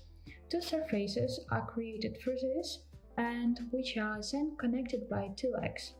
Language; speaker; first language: English; non-native, fluent; Ukrainian